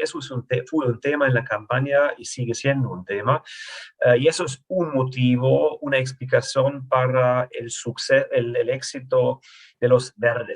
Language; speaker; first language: Spanish; non-native, fluent; German